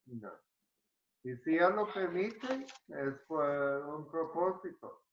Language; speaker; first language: Spanish; early bilingual, heritage; Spanish